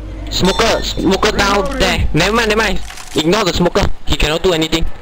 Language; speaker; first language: English; non-native, local second language; Chinese